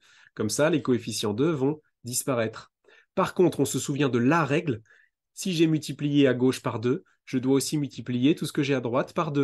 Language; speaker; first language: French; native; French